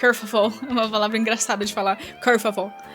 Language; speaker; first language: Portuguese; native; Portuguese